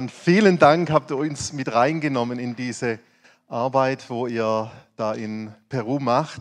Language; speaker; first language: German; native; German